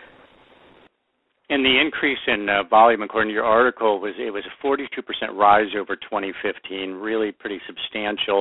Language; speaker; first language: English; native; English